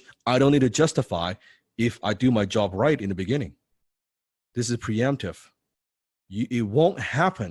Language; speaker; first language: English; non-native, fluent; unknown